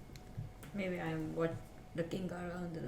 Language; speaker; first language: English; non-native, learner; Japanese